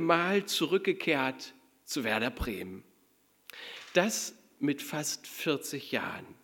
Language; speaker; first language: German; native; German